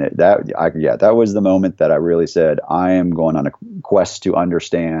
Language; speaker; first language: English; native; English